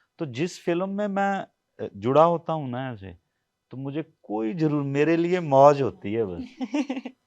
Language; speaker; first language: Hindi; non-native, local second language; Punjabi